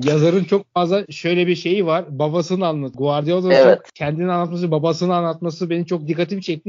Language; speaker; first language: Turkish; native; Turkish